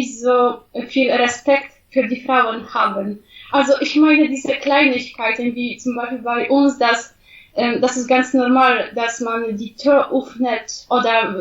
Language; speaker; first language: German; non-native, fluent; Polish